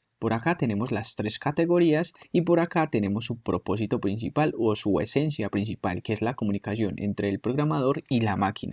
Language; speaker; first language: Spanish; native; Spanish